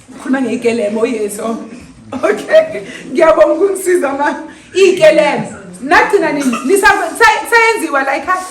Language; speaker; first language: Zulu; native; Zulu